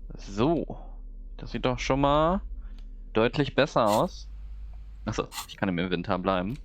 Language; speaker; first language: German; native; German